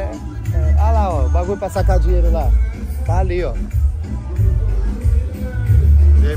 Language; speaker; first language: Portuguese; native; Portuguese